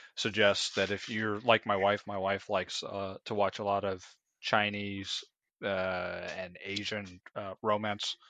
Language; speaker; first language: English; native; English